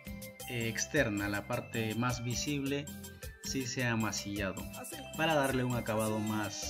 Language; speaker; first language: Spanish; native; Spanish